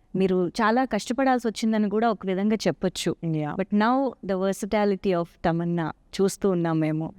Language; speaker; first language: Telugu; native; Telugu